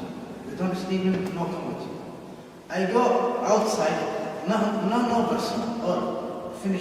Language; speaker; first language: English; non-native, learner; Somali